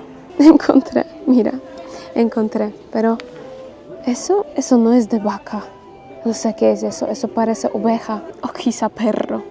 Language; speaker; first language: Spanish; non-native, fluent; Polish